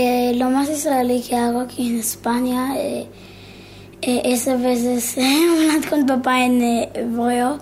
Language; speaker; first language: Spanish; early bilingual, heritage; Hebrew